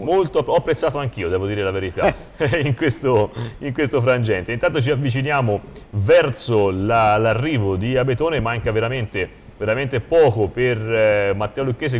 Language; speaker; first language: Italian; native; Italian